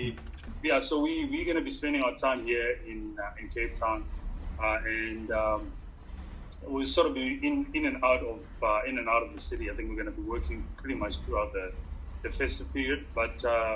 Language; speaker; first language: English; non-native, local second language; Shona